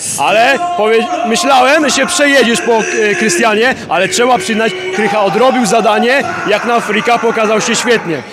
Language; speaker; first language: Polish; native; Polish